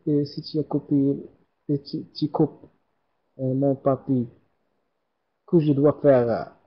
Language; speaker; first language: French; non-native, learner; Arabic